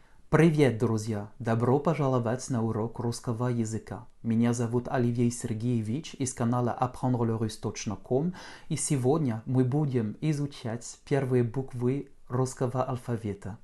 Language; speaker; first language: Russian; non-native, fluent; French